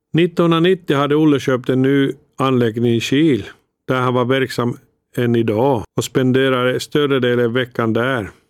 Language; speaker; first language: Swedish; non-native, fluent; Finnish